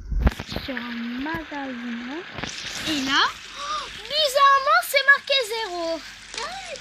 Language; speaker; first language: French; native; French